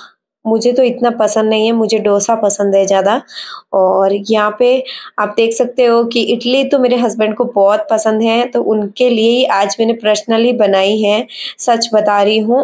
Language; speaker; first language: Hindi; native; Hindi